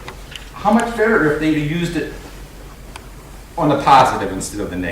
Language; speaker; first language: English; native; English